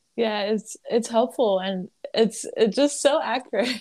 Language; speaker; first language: English; early bilingual, other home language; Arabic